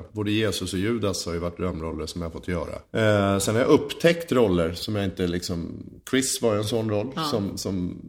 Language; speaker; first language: Swedish; native; Swedish